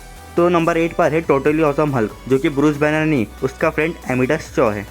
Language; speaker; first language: Hindi; native; Hindi